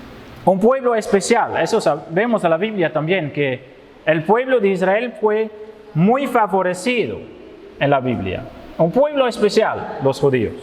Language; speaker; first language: Spanish; non-native, fluent; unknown